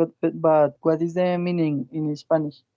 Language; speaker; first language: English; non-native, learner; Spanish